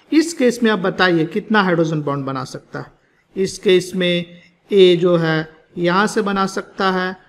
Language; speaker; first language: Hindi; native; Hindi